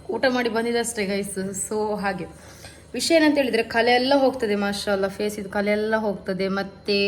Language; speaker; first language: Kannada; native; Kannada